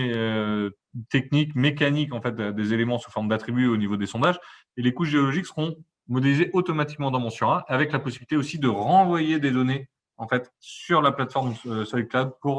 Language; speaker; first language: French; native; French